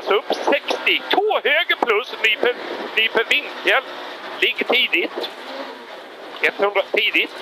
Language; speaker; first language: Swedish; native; Swedish